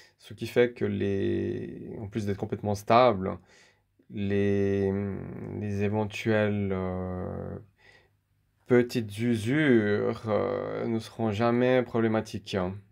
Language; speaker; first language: French; native; French